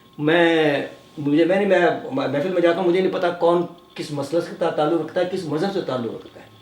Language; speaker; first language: Urdu; native; Urdu